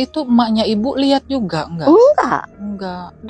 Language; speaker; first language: Indonesian; native; Indonesian